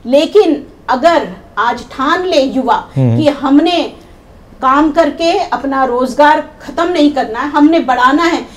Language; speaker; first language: Hindi; native; Hindi